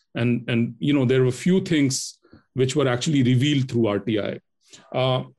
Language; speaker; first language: English; non-native, local second language; Hindi